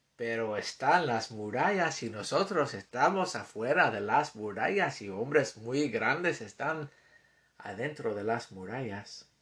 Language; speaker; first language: Spanish; non-native, fluent; English